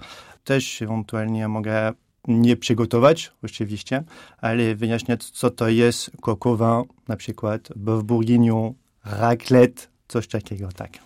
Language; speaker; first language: Polish; non-native, learner; French